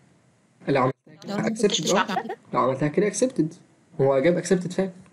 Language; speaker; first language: Arabic; native; Arabic